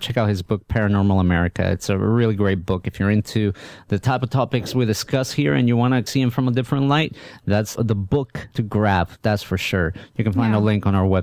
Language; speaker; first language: English; native; English